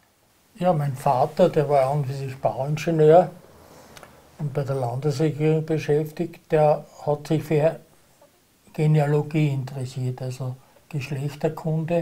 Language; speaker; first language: German; native; German